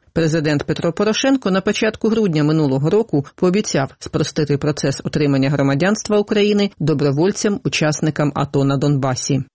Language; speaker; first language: Ukrainian; native; Ukrainian